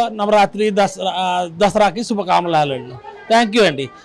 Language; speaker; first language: Telugu; non-native, fluent; Bangla